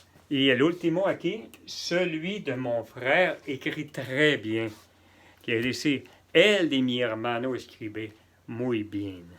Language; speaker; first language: Spanish; non-native, fluent; French